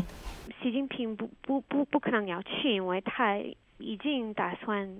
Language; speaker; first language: Chinese; non-native, fluent; English